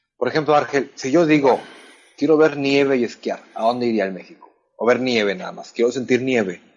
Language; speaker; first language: Spanish; native; Spanish